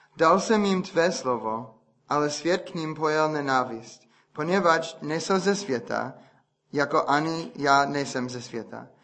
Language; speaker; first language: Czech; non-native, fluent; English